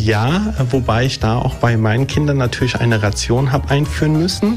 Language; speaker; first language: German; early bilingual, other home language; Italian